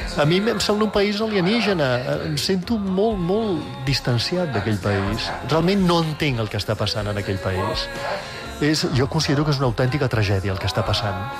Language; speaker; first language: Catalan; non-native, learner; English